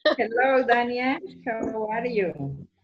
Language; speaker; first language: English; non-native, learner; Spanish